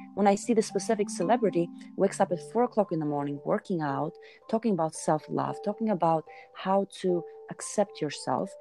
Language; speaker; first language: English; non-native, fluent; Albanian